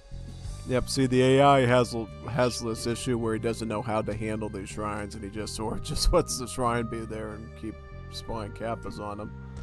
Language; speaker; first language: English; native; English